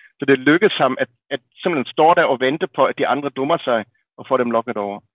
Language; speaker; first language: Danish; native; Danish